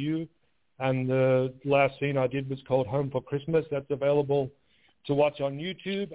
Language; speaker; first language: English; native; English